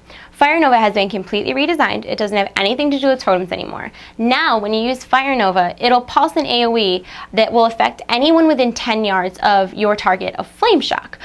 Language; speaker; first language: English; native; English